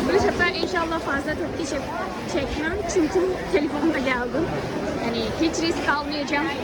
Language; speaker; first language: Turkish; non-native, fluent; Hindi